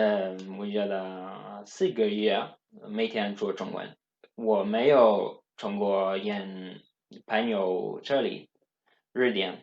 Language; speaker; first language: Chinese; non-native, learner; Swedish